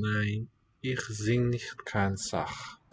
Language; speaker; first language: German; non-native, learner; English